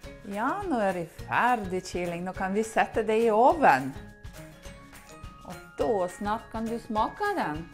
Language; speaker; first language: Norwegian; non-native, learner; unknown